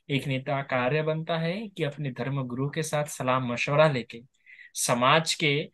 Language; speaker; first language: Hindi; non-native, local second language; Marathi